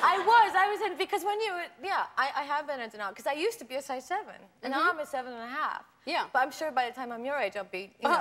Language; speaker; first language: English; native; English